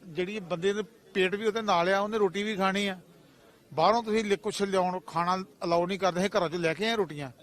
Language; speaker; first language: Punjabi; native; Punjabi